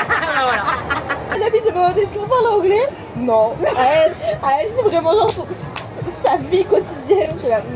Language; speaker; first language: French; native; French